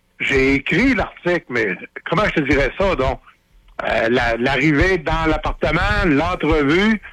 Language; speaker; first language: French; native; French